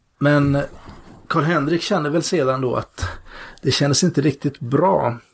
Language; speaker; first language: Swedish; native; Swedish